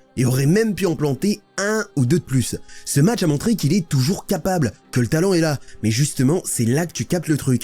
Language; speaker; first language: French; native; French